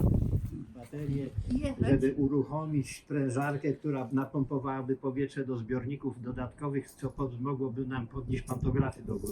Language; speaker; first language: Polish; native; Polish